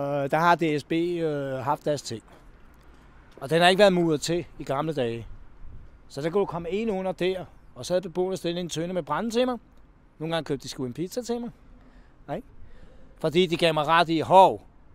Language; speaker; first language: Danish; non-native, fluent; Hungarian